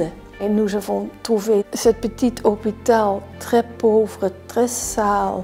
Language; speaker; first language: French; non-native, fluent; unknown